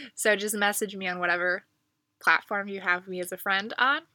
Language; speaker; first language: English; native; English